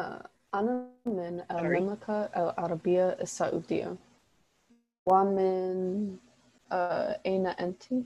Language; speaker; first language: Arabic; non-native, learner; English